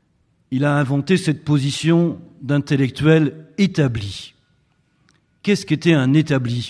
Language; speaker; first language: French; native; French